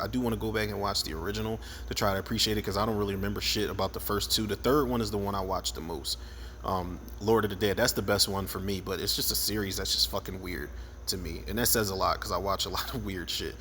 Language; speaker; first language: English; native; English